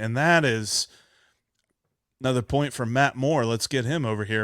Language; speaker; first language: English; native; English